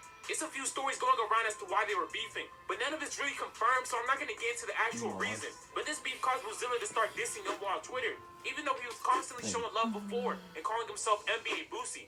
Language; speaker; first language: English; native; English